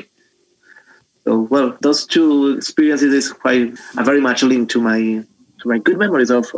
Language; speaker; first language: English; non-native, fluent; Spanish